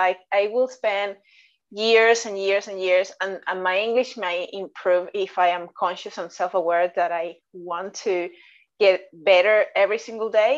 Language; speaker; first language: English; non-native, fluent; Spanish